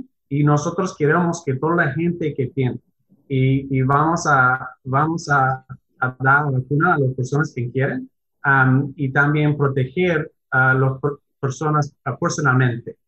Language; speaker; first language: Spanish; non-native, learner; English